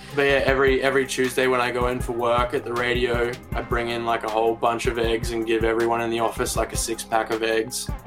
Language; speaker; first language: English; native; English